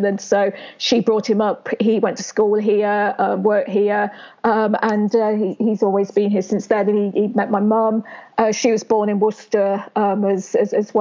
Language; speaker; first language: English; native; English